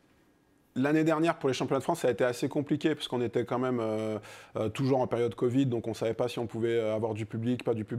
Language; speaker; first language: French; native; French